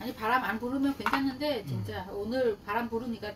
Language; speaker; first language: Korean; non-native, learner; Vietnamese